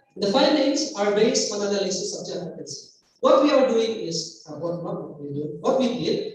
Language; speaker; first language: English; non-native, fluent; Indonesian